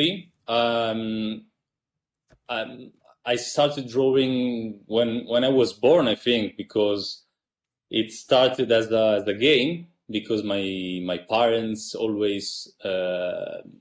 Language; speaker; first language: English; non-native, fluent; Italian